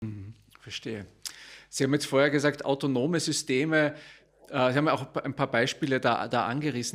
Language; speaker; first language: German; native; German